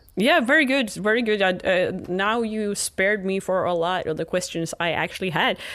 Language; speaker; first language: English; non-native, fluent; Norwegian